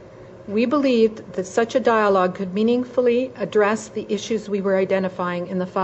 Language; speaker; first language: English; native; English